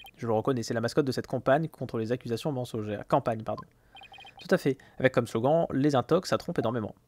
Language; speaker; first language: French; native; French